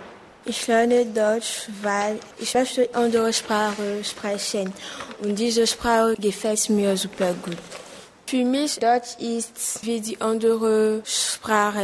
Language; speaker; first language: German; non-native, learner; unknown